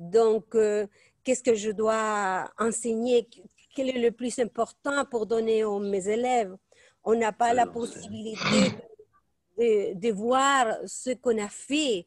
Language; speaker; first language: French; non-native, fluent; Spanish